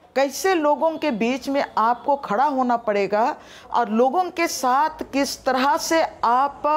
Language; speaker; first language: Hindi; non-native, local second language; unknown